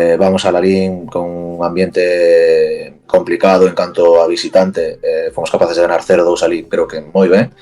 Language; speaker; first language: Spanish; native; Spanish